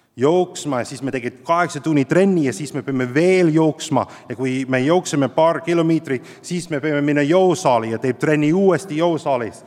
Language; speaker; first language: Estonian; non-native, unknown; English